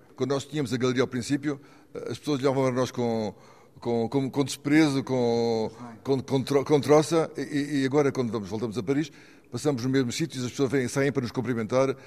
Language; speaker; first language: Portuguese; native; Portuguese